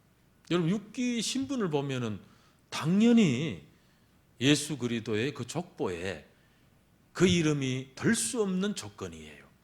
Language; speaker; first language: Korean; early bilingual, heritage; Korean